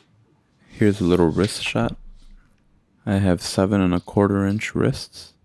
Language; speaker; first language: English; native; English